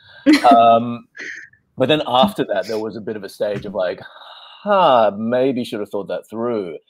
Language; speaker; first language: English; native; English